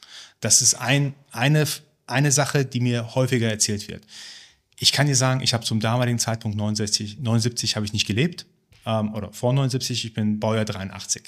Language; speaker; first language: German; early bilingual, other home language; Persian